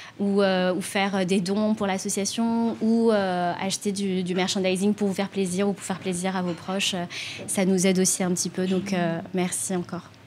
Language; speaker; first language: French; native; French